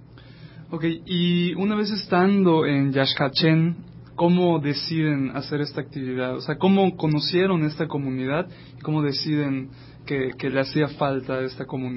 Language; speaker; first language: Spanish; native; Spanish